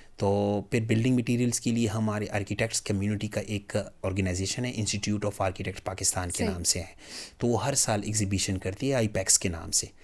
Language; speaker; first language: Urdu; non-native, local second language; Pashto